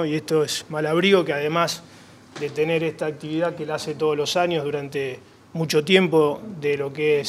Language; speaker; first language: Spanish; native; Spanish